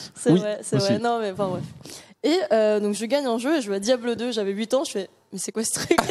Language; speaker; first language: French; early bilingual, other home language; Korean